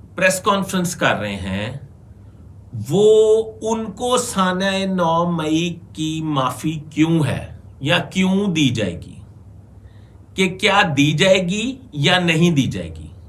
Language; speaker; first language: Urdu; native; Urdu